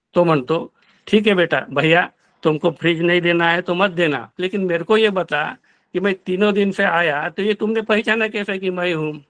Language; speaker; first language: Hindi; non-native, local second language; Marathi